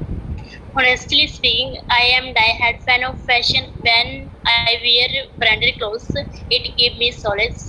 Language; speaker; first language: English; non-native, fluent; Punjabi